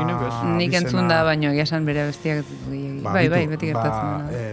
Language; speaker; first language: Basque; native; Basque